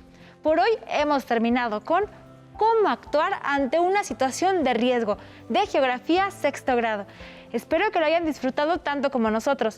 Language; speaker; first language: Spanish; native; Spanish